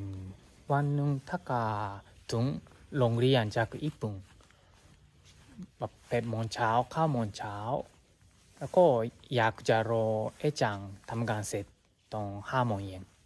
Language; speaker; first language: Thai; non-native, learner; Japanese